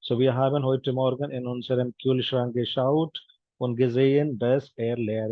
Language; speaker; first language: German; non-native, fluent; Hindi